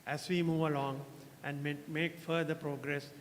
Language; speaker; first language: English; non-native, local second language; Sinhala